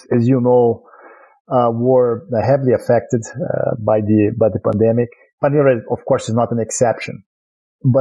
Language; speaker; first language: English; non-native, fluent; Portuguese